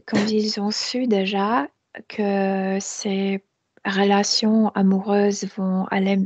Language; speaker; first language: French; non-native, fluent; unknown